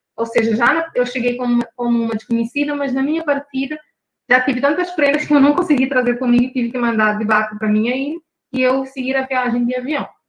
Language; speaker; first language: Portuguese; non-native, local second language; Kabuverdianu